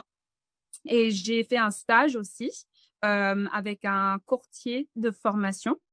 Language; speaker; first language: French; non-native, fluent; English